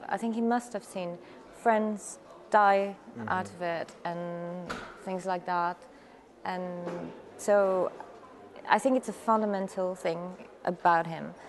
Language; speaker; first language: English; non-native, fluent; French